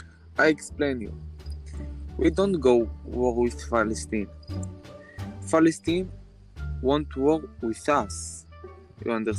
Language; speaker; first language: English; non-native, learner; Hebrew